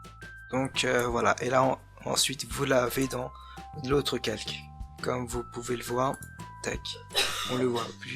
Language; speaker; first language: French; native; French